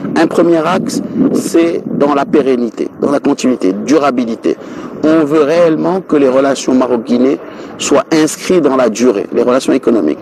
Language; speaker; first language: French; non-native, local second language; Wolof